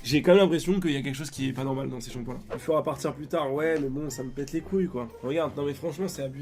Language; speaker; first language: French; native; French